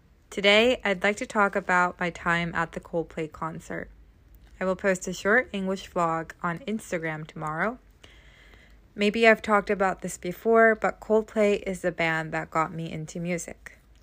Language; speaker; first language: English; native; English